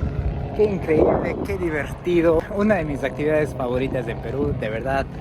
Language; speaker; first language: Spanish; native; Spanish